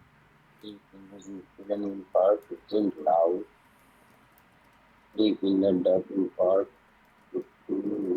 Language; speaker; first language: German; non-native, learner; Bangla